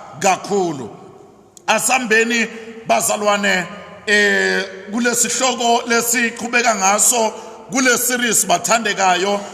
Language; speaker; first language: Zulu; non-native, local second language; Swati